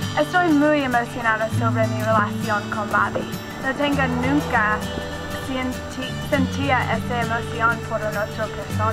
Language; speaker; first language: Spanish; non-native, learner; English